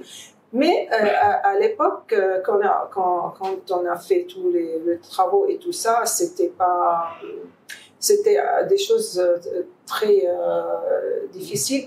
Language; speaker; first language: French; non-native, fluent; Arabic